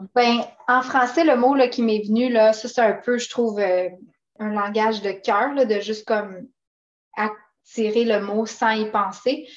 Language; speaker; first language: French; native; French